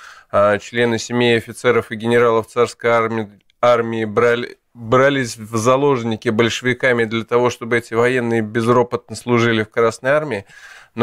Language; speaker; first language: Russian; native; Russian